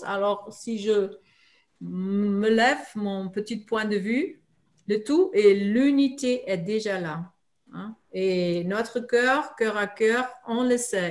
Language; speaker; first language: French; non-native, fluent; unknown